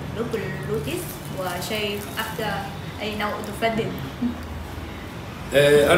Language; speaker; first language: Arabic; non-native, fluent; Vietnamese